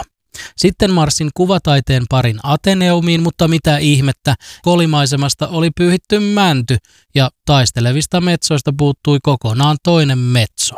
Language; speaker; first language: Finnish; native; Finnish